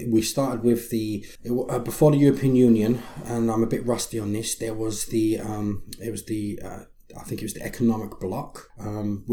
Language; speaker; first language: English; native; English